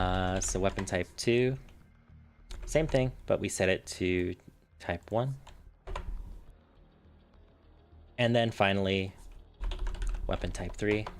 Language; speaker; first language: English; native; English